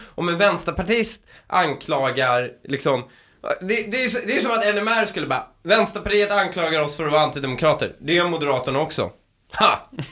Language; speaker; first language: Swedish; early bilingual, other home language; Persian